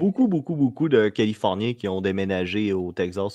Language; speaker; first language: French; native; French